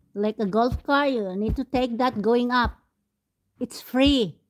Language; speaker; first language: English; non-native, local second language; Cebuano